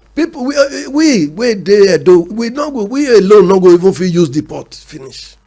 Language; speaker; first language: Nigerian Pidgin; non-native, local second language; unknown